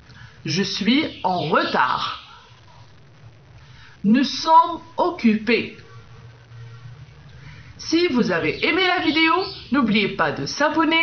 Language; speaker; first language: French; non-native, local second language; Arabic